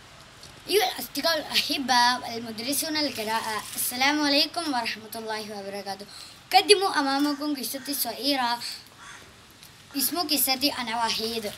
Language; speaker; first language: Arabic; non-native, learner; Malayalam